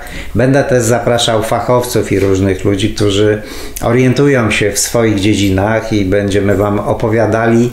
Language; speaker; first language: Polish; native; Polish